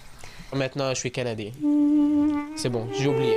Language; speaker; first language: French; early bilingual, other home language; Arabic